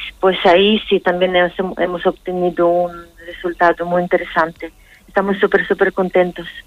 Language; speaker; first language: Spanish; non-native, fluent; Russian